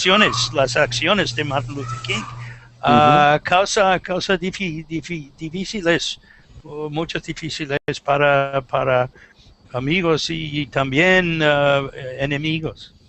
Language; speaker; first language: Spanish; non-native, learner; English